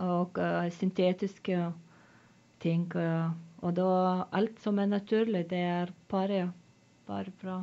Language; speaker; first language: Swedish; non-native, learner; Lithuanian